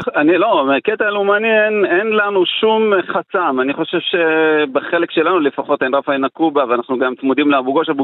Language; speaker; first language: Hebrew; non-native, local second language; Arabic